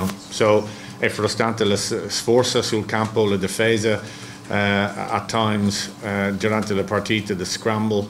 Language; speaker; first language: Italian; non-native, learner; English